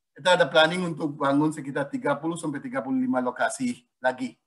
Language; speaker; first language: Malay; non-native, fluent; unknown